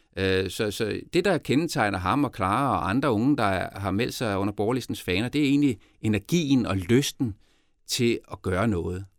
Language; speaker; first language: Danish; native; Danish